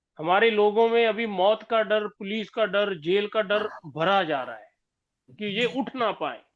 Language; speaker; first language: Hindi; non-native, local second language; Punjabi